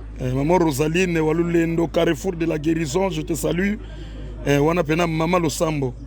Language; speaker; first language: Lingala; native; Lingala